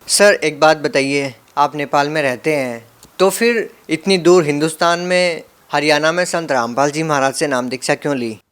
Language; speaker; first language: Hindi; native; Hindi